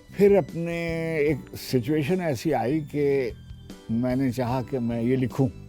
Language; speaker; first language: Urdu; native; Urdu